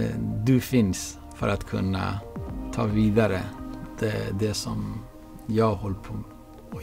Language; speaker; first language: Swedish; non-native, fluent; Baluchi